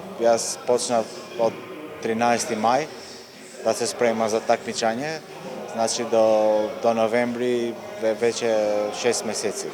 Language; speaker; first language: Macedonian; non-native, local second language; Albanian